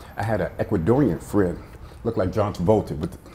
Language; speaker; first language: English; native; English